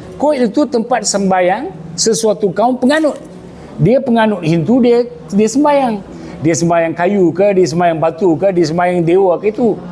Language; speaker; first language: Malay; non-native, local second language; Tamil